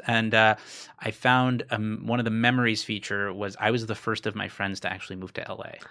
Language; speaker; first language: English; native; English